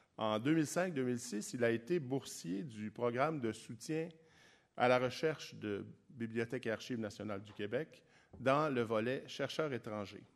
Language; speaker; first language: French; native; French